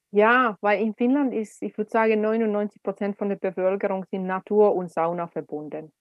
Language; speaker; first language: German; non-native, fluent; Finnish